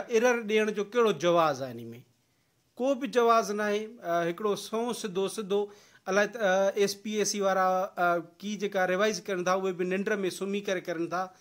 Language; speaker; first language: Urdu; non-native, local second language; Sindhi